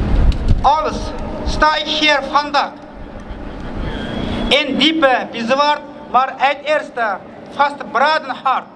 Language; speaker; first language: Dutch; non-native, fluent; Uyghur